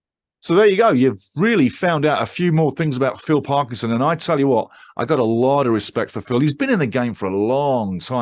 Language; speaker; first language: English; native; English